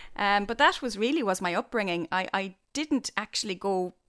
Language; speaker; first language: English; native; English